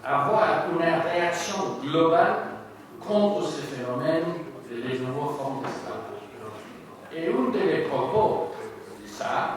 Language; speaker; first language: French; non-native, learner; Spanish